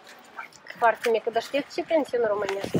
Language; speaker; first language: Romanian; non-native, local second language; Russian